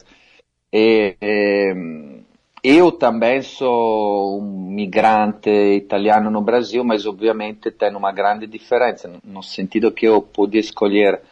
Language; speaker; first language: Portuguese; non-native, fluent; Italian